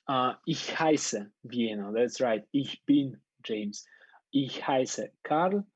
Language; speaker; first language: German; non-native, fluent; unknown